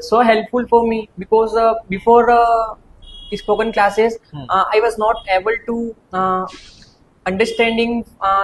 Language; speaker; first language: English; non-native, learner; Hindi